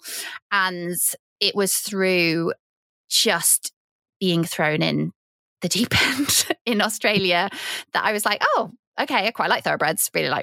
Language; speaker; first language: English; native; English